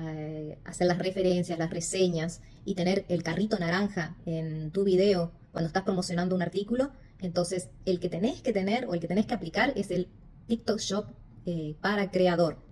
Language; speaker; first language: Spanish; native; Spanish